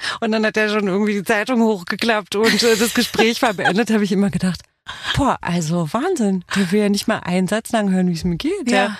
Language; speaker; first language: German; early bilingual, other home language; Romanian